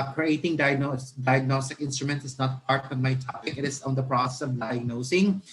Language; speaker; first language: English; non-native, local second language; Filipino